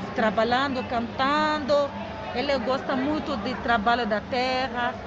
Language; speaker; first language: Portuguese; non-native, fluent; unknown